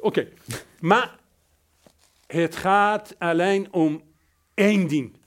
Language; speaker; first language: Dutch; non-native, fluent; Persian